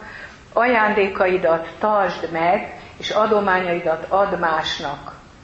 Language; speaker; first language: Hungarian; native; Hungarian